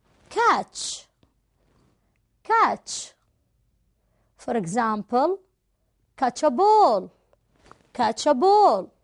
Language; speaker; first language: English; non-native, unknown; Arabic